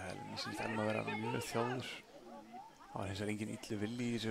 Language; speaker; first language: Icelandic; native; Icelandic